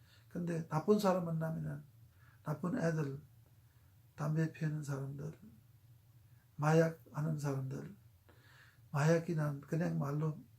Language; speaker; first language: Korean; non-native, fluent; Urdu